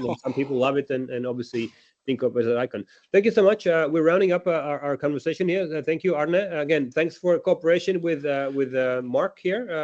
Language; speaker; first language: English; non-native, fluent; Latvian